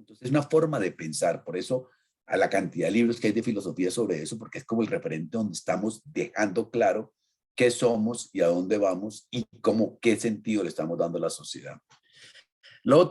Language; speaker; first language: Spanish; native; Spanish